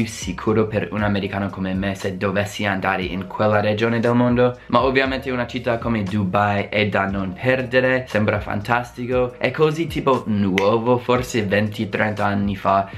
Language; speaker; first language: Italian; non-native, fluent; English